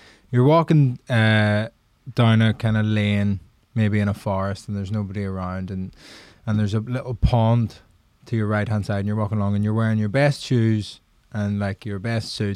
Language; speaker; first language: English; native; English